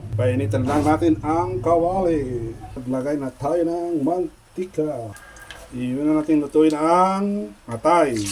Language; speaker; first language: Filipino; non-native, local second language; Iloko